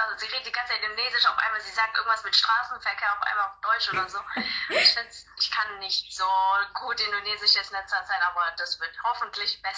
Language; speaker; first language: German; early bilingual, other home language; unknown